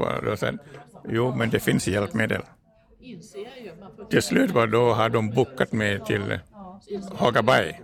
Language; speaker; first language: Swedish; non-native, learner; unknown